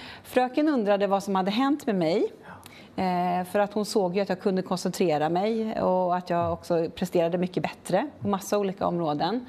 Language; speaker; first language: Swedish; native; Swedish